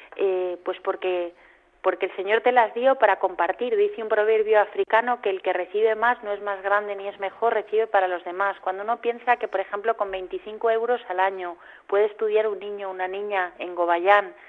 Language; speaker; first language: Spanish; native; Spanish